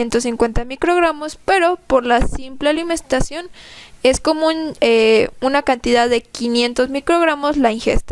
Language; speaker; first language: Spanish; native; Spanish